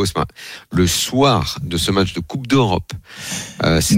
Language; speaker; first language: French; native; French